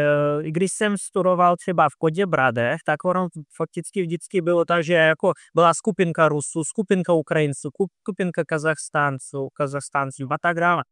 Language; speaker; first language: Czech; non-native, fluent; Russian